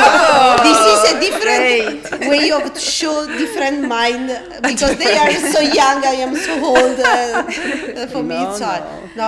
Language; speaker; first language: English; non-native, learner; Italian